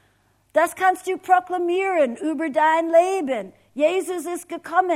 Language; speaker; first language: German; non-native, fluent; English